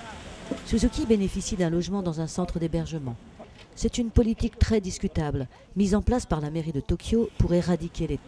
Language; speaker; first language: French; native; French